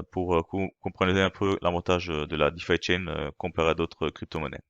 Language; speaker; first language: French; non-native, fluent; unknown